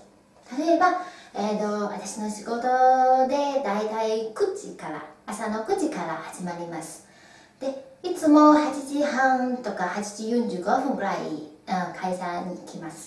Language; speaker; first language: Japanese; non-native, fluent; Chinese